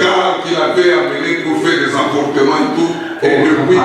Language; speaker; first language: French; non-native, local second language; Lingala